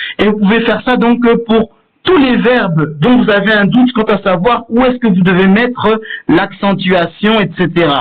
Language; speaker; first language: French; native; French